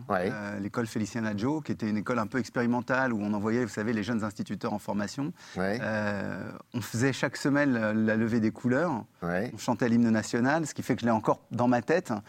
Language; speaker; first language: French; native; French